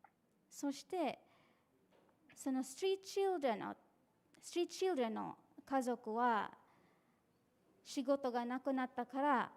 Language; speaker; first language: Japanese; non-native, fluent; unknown